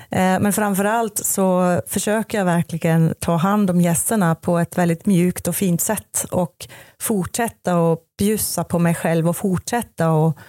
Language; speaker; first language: Swedish; non-native, fluent; German